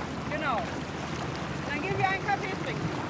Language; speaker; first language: German; native; German